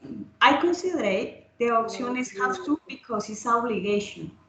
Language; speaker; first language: English; non-native, learner; Spanish